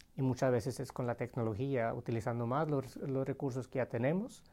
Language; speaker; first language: Spanish; non-native, fluent; Swedish